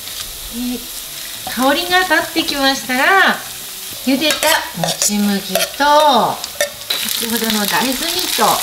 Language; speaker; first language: Japanese; native; Japanese